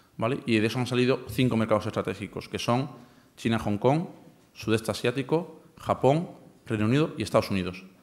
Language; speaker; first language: Spanish; native; Spanish